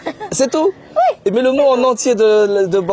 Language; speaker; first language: French; native; French